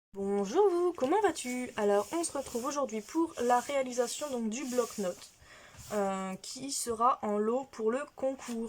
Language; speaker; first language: French; native; French